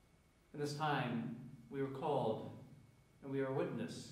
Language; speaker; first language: English; native; English